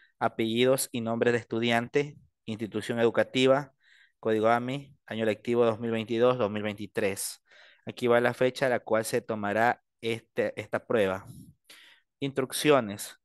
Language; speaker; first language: Spanish; native; Spanish